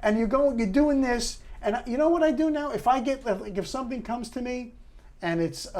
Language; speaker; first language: English; native; English